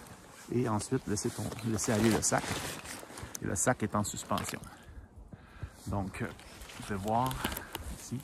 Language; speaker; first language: French; native; French